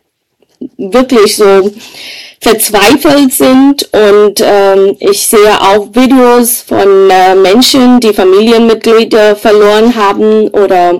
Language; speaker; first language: German; non-native, fluent; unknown